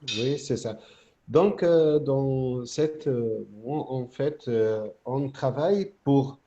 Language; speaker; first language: French; non-native, fluent; Arabic